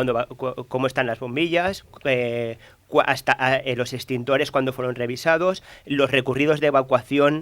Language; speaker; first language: Spanish; native; Spanish